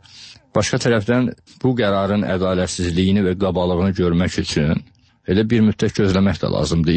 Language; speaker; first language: Azerbaijani; native; Azerbaijani